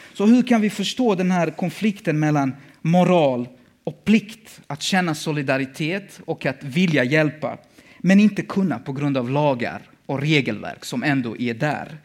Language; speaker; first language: Swedish; early bilingual, other home language; Bosnian